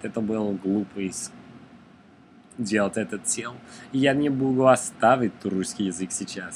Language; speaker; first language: Russian; non-native, learner; English